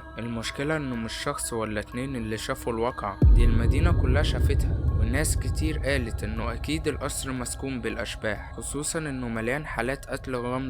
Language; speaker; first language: Arabic; native; Arabic